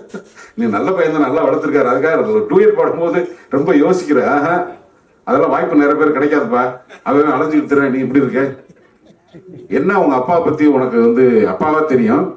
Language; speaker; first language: Tamil; native; Tamil